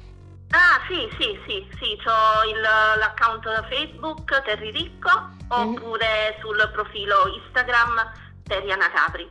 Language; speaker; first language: Italian; native; Italian